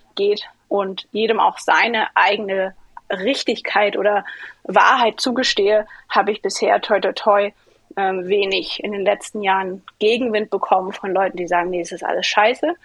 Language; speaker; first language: German; early bilingual, other home language; Greek